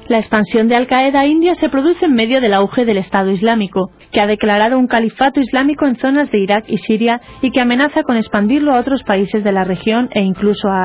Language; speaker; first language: Spanish; native; Spanish